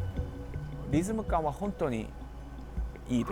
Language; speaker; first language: Japanese; non-native, learner; Korean